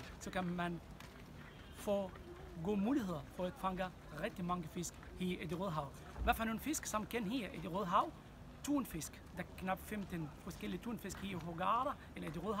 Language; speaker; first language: Danish; non-native, fluent; Arabic